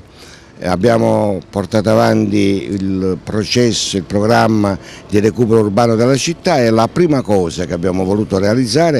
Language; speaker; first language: Italian; native; Italian